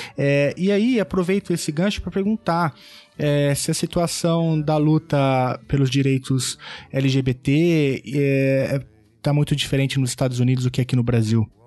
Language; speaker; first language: Portuguese; native; Portuguese